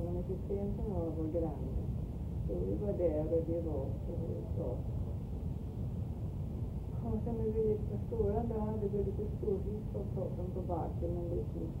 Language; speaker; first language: Swedish; early bilingual, heritage; Swedish